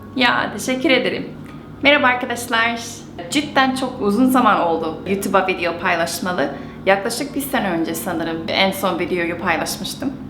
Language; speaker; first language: Turkish; non-native, fluent; Korean